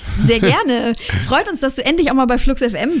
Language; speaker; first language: German; native; German